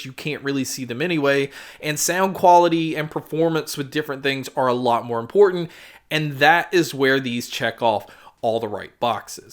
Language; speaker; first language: English; native; English